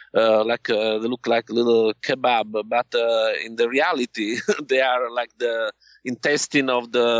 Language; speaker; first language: English; non-native, fluent; Italian